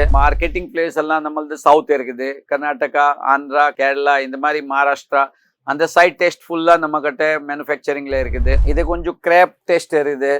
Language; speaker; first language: Tamil; non-native, fluent; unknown